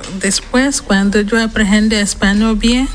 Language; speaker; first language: Spanish; non-native, learner; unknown